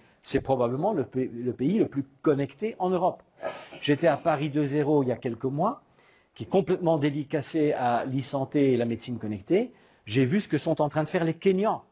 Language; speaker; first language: French; native; French